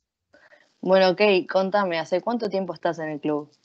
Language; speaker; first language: Spanish; native; Spanish